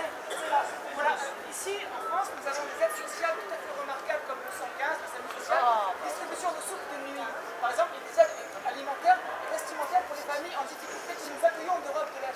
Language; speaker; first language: French; native; French